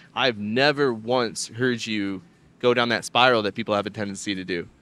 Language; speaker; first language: English; native; English